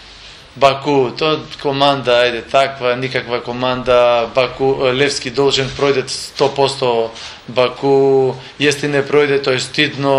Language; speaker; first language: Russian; non-native, learner; Macedonian